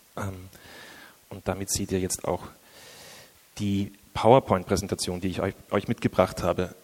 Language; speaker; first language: German; native; German